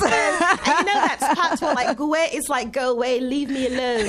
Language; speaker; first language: English; native; English